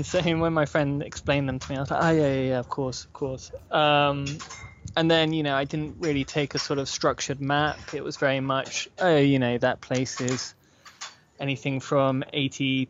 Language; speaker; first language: English; native; English